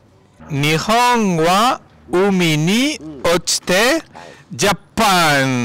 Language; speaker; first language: Japanese; non-native, learner; Spanish